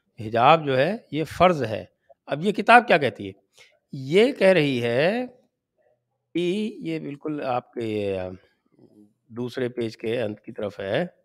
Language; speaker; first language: Hindi; native; Hindi